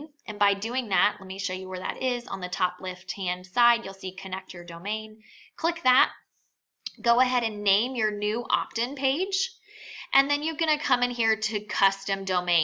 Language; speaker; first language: English; native; English